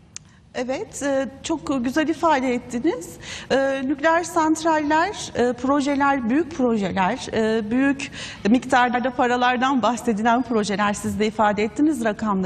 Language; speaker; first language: Turkish; native; Turkish